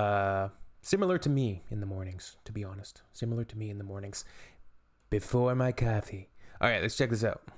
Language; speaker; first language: English; native; English